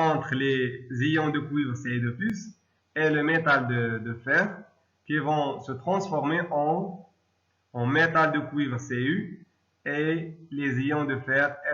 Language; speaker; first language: French; non-native, local second language; Arabic